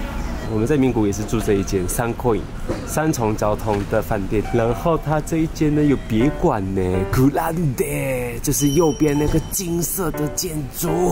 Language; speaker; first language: Chinese; native; Chinese